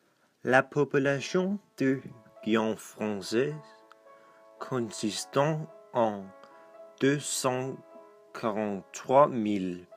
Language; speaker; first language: French; non-native, learner; Danish